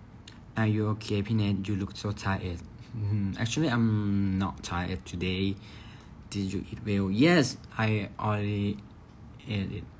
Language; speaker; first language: English; non-native, learner; Thai